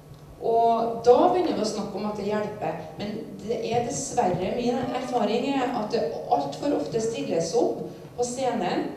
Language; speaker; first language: Norwegian; native; Norwegian